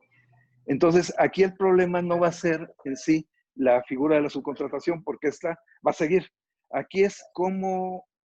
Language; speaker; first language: Spanish; native; Spanish